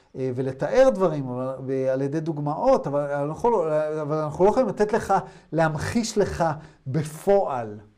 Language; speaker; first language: Hebrew; native; Hebrew